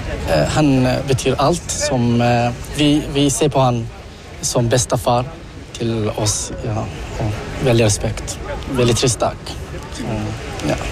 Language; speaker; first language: Norwegian; non-native, learner; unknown